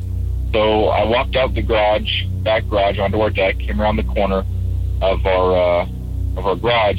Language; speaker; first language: English; native; English